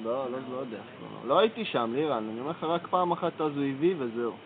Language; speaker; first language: Hebrew; native; Hebrew